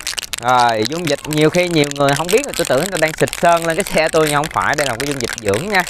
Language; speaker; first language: Vietnamese; native; Vietnamese